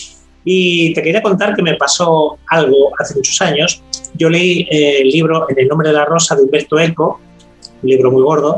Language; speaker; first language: Spanish; native; Spanish